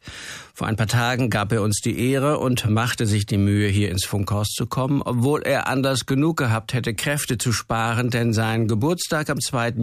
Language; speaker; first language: German; native; German